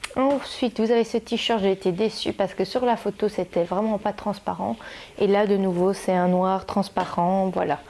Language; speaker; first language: French; native; French